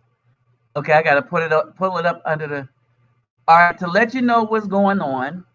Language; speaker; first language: English; native; English